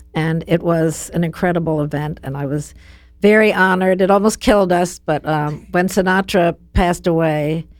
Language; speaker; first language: English; native; English